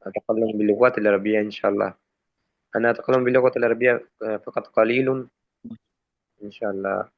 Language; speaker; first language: Arabic; non-native, learner; Urdu